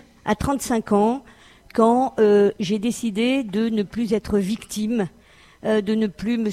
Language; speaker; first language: French; native; French